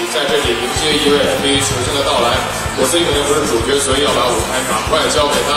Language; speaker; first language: Chinese; native; Chinese